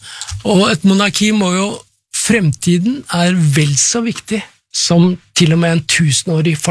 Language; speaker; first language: Norwegian; native; Norwegian